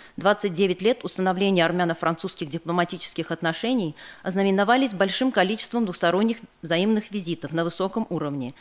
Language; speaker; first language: Russian; non-native, local second language; Armenian